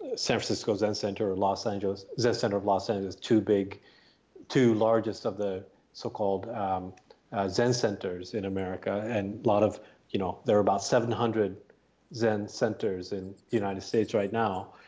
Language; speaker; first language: English; early bilingual, other home language; Japanese